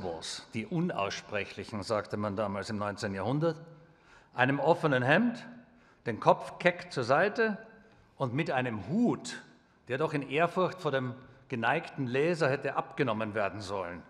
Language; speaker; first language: German; native; German